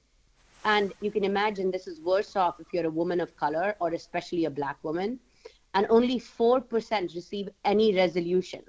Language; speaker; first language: English; non-native, local second language; Hindi